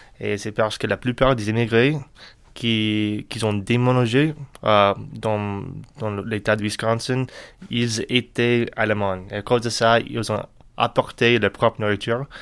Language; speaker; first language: French; non-native, learner; English